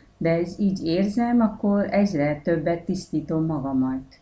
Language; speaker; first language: Hungarian; non-native, learner; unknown